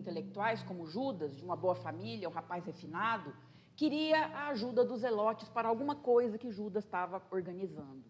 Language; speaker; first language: Portuguese; native; Portuguese